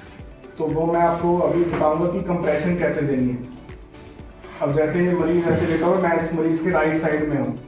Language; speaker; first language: Hindi; native; Hindi